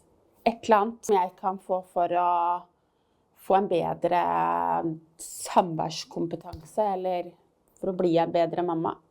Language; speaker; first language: Norwegian; native; Norwegian